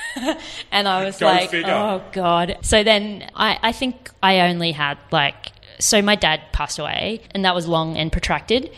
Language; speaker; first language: English; native; English